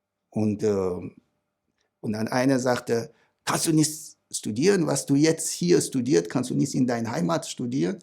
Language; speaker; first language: German; non-native, fluent; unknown